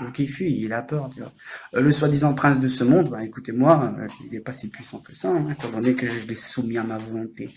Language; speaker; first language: French; native; French